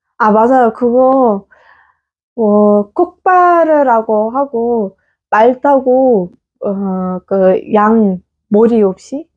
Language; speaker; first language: Korean; non-native, fluent; Kazakh